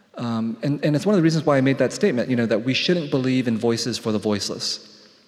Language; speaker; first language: English; native; English